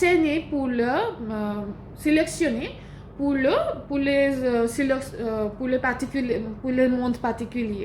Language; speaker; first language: French; non-native, learner; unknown